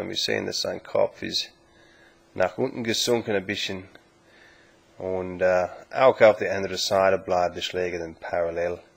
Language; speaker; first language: German; non-native, learner; English